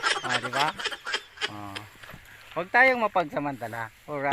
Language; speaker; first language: Filipino; non-native, local second language; Bikol